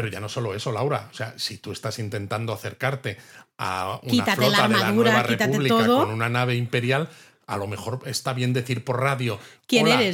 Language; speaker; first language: Spanish; native; Spanish